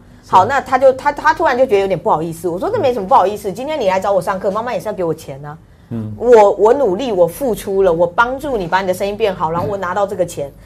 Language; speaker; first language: Chinese; non-native, local second language; Hakka Chinese